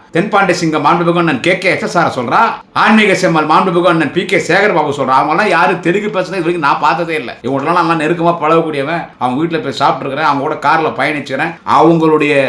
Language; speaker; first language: Tamil; non-native, local second language; Telugu